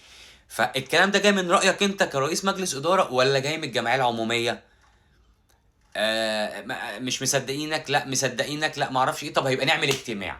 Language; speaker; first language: Arabic; native; Arabic